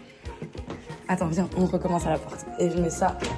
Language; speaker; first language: French; native; French